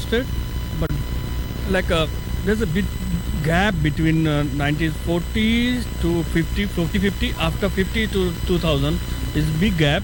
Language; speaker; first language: English; non-native, local second language; Hindi